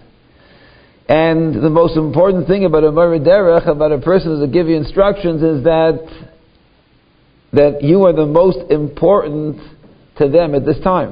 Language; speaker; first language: English; native; English